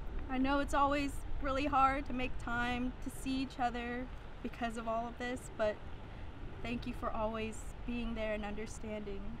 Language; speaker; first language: English; early bilingual, other home language; Vietnamese